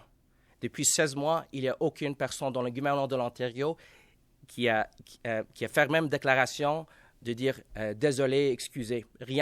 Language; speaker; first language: French; non-native, local second language; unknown